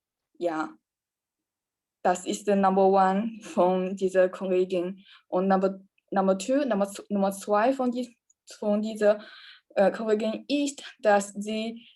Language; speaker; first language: German; non-native, learner; Chinese